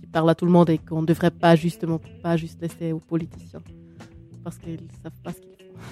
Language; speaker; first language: French; native; French